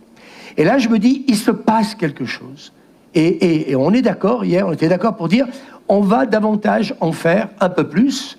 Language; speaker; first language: French; native; French